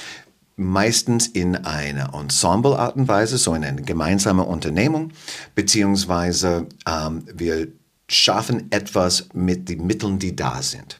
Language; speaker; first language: German; non-native, fluent; English